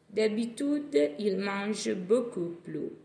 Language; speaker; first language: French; non-native, fluent; Italian